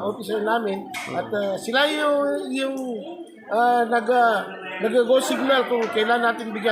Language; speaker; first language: Filipino; non-native, local second language; Maguindanaon